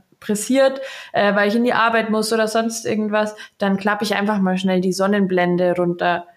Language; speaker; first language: German; native; German